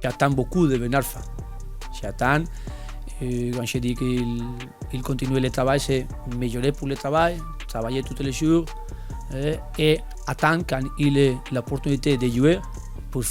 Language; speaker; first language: French; non-native, learner; Spanish